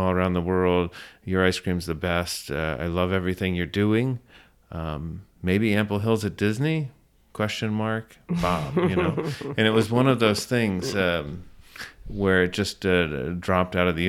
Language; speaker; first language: English; native; English